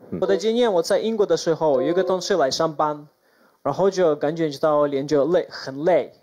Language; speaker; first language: Chinese; non-native, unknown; Ukrainian